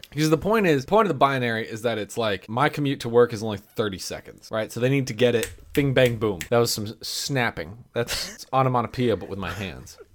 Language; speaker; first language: English; native; English